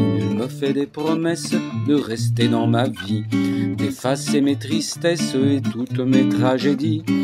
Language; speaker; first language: French; native; French